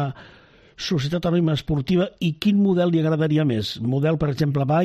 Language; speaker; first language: Catalan; native; Catalan